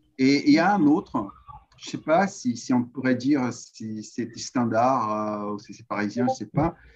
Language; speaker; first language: French; non-native, fluent; Portuguese